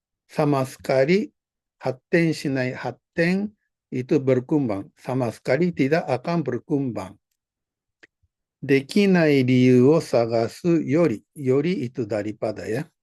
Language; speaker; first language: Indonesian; non-native, fluent; Japanese